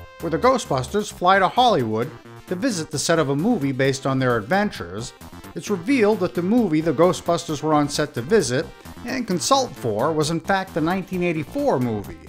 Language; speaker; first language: English; native; English